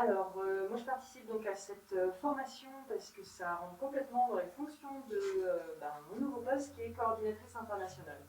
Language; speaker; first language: French; native; French